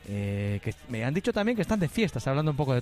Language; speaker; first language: Spanish; native; Spanish